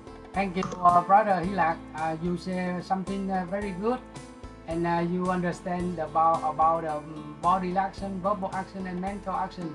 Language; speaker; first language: English; non-native, local second language; Vietnamese